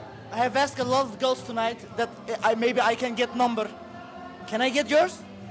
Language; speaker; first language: English; non-native, learner; Danish